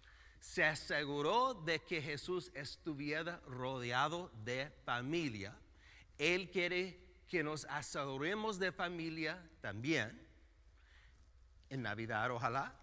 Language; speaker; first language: Spanish; non-native, fluent; English